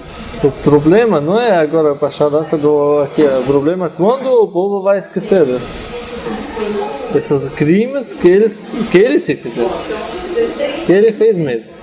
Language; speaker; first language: Portuguese; non-native, fluent; Arabic